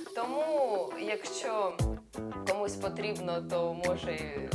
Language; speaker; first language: Ukrainian; non-native, local second language; Russian